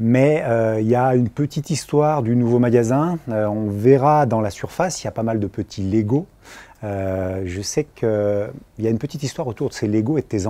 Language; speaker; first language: French; native; French